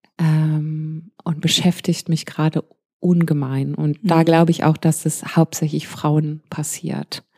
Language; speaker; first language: German; early bilingual, heritage; German